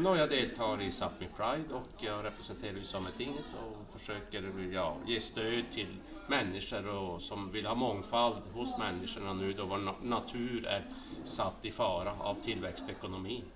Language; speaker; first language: Swedish; native; Swedish